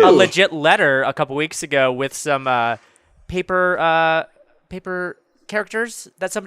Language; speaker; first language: English; native; English